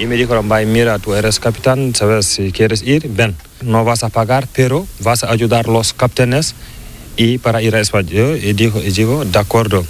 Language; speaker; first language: Spanish; non-native, learner; Fula